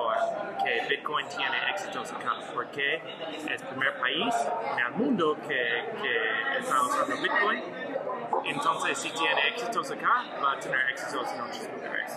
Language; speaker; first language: Spanish; non-native, learner; English